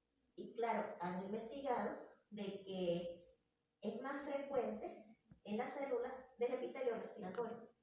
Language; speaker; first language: Spanish; native; Spanish